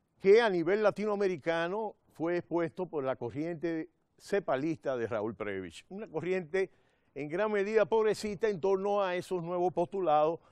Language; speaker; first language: Spanish; native; Spanish